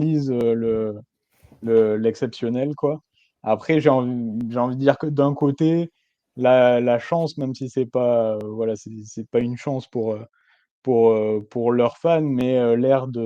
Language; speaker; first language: French; native; French